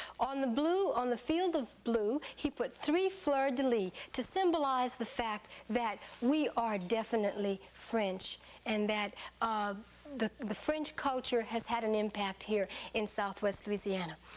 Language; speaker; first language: English; native; English